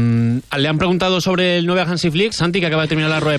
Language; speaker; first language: Spanish; native; Spanish